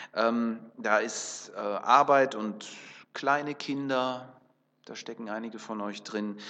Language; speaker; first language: German; early bilingual, other home language; Russian